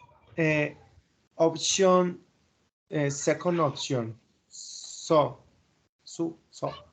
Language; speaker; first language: English; non-native, learner; Spanish